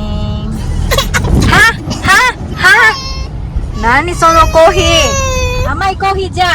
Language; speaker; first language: Japanese; non-native, learner; Filipino